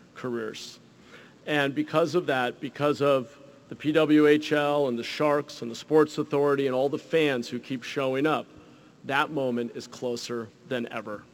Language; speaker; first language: English; native; English